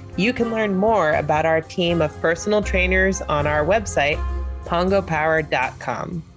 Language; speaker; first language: English; native; English